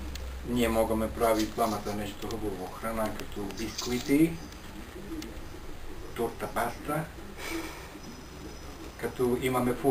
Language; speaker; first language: Bulgarian; non-native, learner; Finnish